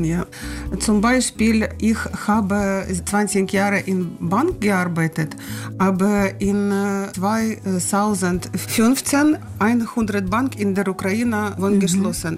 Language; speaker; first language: German; non-native, learner; Russian